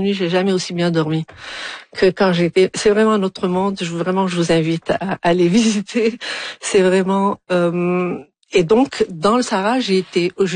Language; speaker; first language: French; non-native, local second language; Arabic